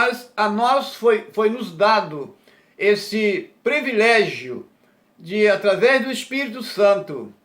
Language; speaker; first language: Portuguese; native; Portuguese